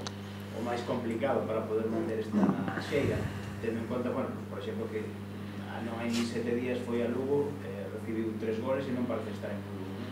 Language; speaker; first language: Galician; native; Galician